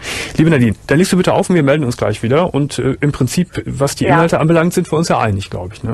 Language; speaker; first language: German; native; German